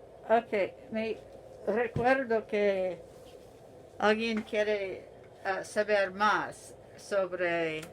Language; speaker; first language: Spanish; non-native, learner; English